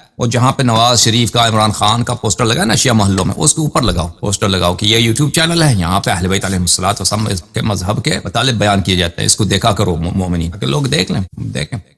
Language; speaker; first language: Urdu; non-native, fluent; Persian